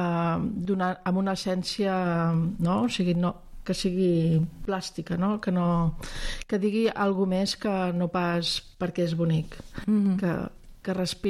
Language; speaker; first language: Catalan; non-native, local second language; French